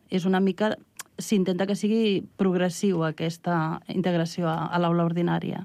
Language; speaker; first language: Catalan; native; Catalan